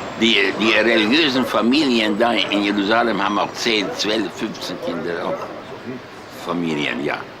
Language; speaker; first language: German; non-native, fluent; Hungarian